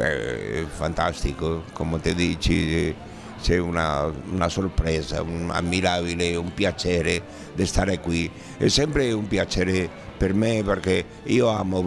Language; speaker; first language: Italian; non-native, learner; Spanish